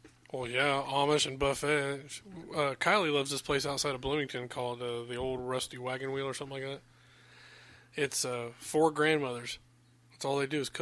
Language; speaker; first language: English; native; English